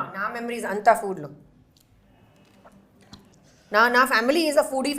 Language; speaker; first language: Telugu; non-native, learner; Hindi